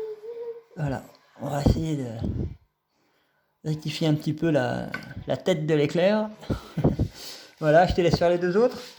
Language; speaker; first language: French; native; French